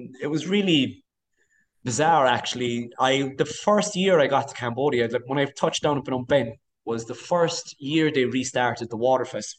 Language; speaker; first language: English; native; English